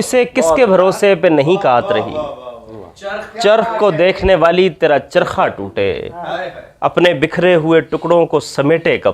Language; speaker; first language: Urdu; native; Urdu